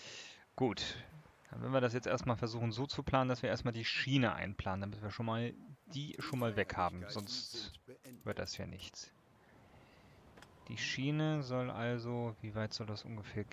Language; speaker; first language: German; native; German